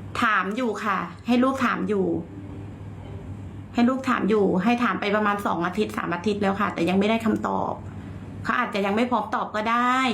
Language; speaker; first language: Thai; native; Thai